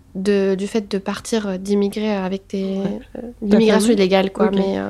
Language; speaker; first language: French; non-native, local second language; Arabic